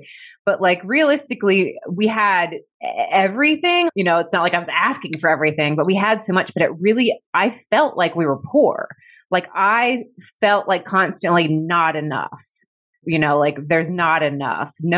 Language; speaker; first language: English; native; English